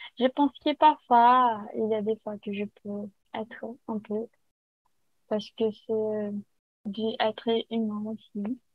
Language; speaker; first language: French; non-native, learner; Portuguese